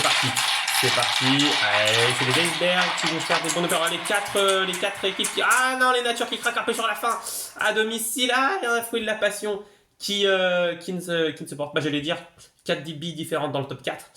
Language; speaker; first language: French; native; French